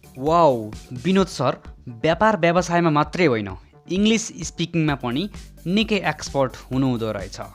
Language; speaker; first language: Nepali; native; Nepali